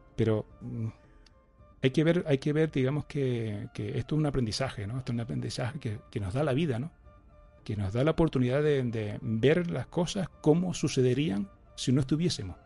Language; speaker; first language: Spanish; native; Spanish